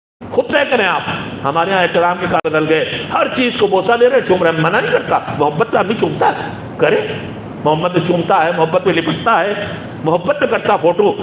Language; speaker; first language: Urdu; native; Urdu